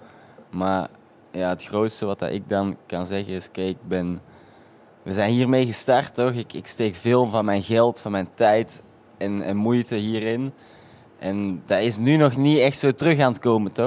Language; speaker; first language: Dutch; native; Dutch